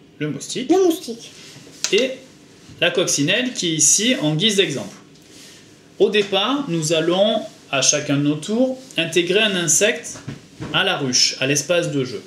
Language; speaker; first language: French; native; French